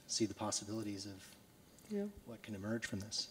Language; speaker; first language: English; native; English